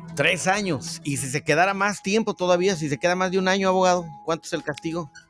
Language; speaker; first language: Spanish; native; Spanish